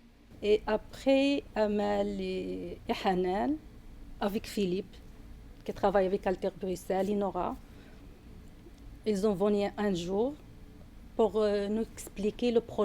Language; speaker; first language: French; non-native, learner; Arabic